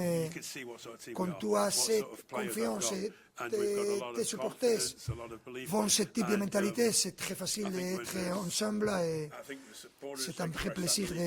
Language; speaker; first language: French; non-native, fluent; Spanish